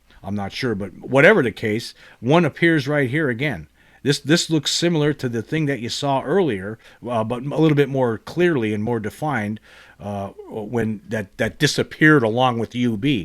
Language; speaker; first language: English; native; English